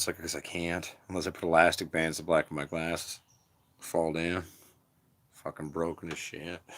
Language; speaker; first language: English; native; English